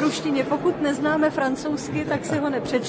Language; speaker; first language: Czech; native; Czech